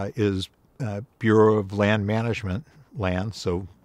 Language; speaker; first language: English; native; English